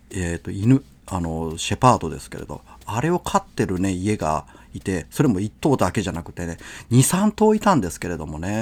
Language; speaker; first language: Japanese; native; Japanese